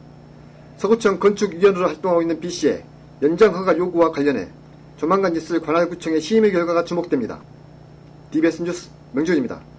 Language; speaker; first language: Korean; native; Korean